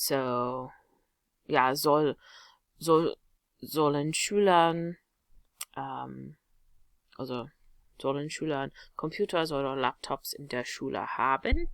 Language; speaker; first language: German; non-native, fluent; English